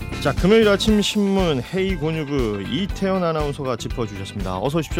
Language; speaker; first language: Korean; native; Korean